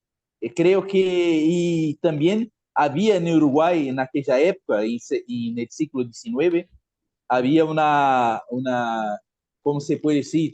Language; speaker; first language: Spanish; non-native, fluent; Portuguese